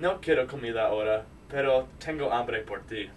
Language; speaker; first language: Spanish; non-native, learner; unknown